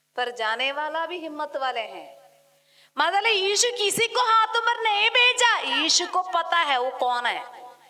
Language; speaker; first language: Hindi; non-native, local second language; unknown